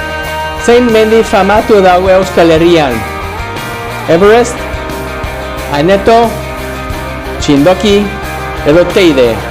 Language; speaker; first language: Basque; non-native, learner; English